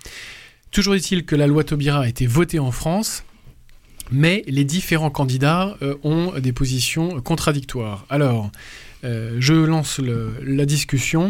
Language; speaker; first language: French; native; French